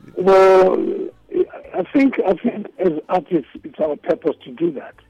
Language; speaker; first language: English; non-native, local second language; Shona